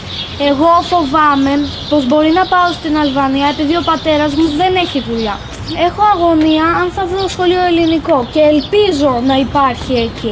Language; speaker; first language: Greek; early bilingual, other home language; Albanian